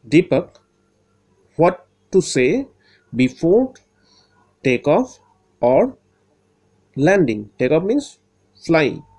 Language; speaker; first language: English; non-native, local second language; Bangla